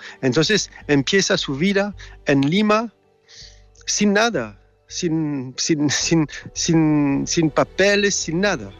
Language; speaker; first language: Spanish; non-native, fluent; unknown